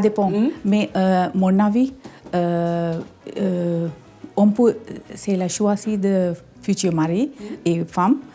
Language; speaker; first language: French; non-native, learner; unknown